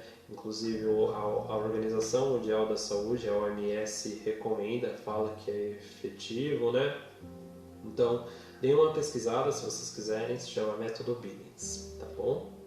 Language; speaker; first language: Portuguese; native; Portuguese